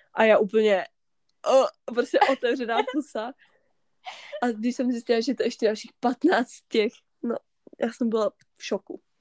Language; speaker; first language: Czech; native; Czech